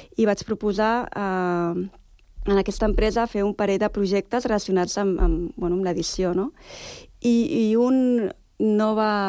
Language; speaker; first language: Catalan; native; Catalan